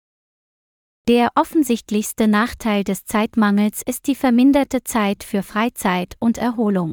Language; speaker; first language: German; non-native, learner; Vietnamese